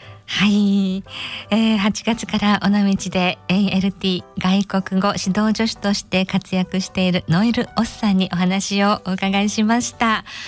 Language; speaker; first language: Japanese; native; Japanese